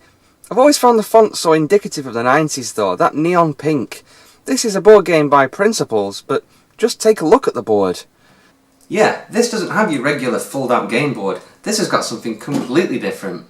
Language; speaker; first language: English; native; English